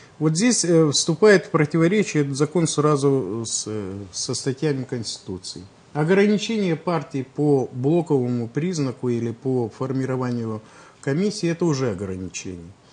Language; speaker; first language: Russian; native; Russian